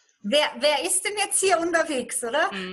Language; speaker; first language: German; native; German